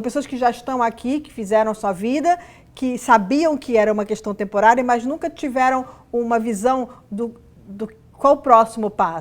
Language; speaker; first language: Portuguese; native; Portuguese